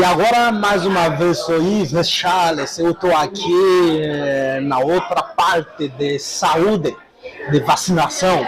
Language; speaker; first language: Portuguese; non-native, local second language; Haitian Creole